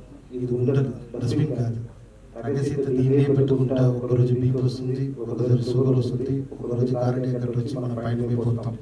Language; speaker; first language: Telugu; non-native, learner; Tamil